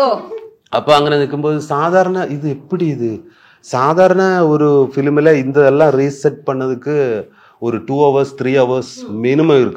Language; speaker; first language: Tamil; non-native, learner; Malayalam